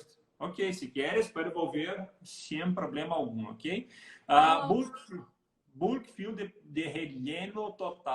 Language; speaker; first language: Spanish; non-native, learner; Portuguese